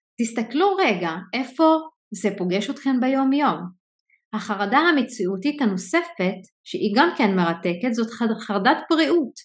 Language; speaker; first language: Hebrew; non-native, local second language; Arabic